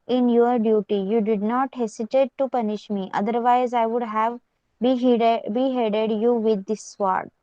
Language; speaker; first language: English; non-native, local second language; Marathi